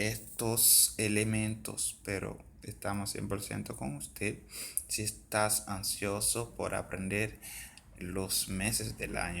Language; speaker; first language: Spanish; non-native, fluent; Haitian Creole